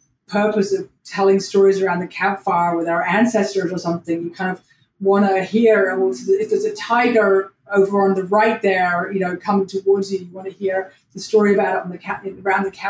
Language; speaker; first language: English; native; English